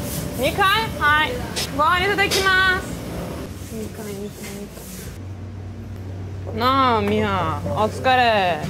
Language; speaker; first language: Japanese; non-native, fluent; Turkish